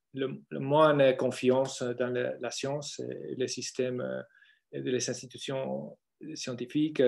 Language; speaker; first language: French; non-native, fluent; Spanish